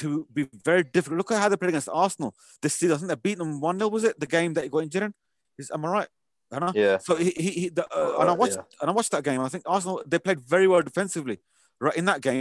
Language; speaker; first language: English; native; English